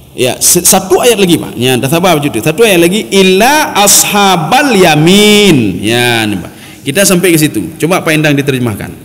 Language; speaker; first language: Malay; non-native, local second language; Achinese